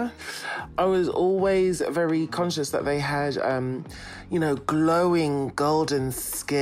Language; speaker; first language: English; native; English